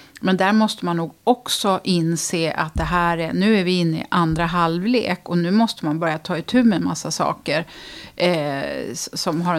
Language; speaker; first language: Swedish; native; Swedish